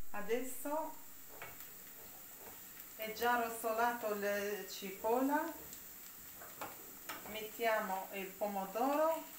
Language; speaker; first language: Italian; non-native, learner; Arabic